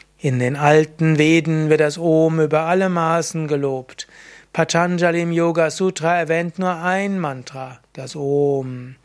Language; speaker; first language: German; native; German